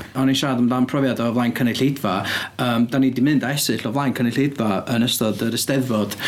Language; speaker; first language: Welsh; native; Welsh